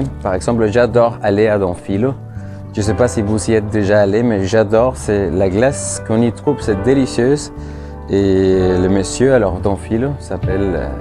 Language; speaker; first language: French; non-native, fluent; Spanish